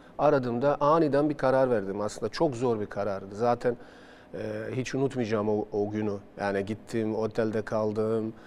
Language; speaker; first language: Turkish; non-native, fluent; Bosnian